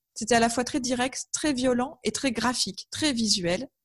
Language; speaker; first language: French; native; French